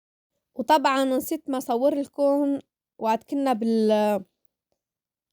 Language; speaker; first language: Arabic; native; Arabic